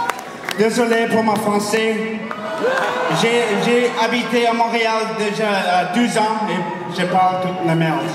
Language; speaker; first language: French; non-native, learner; English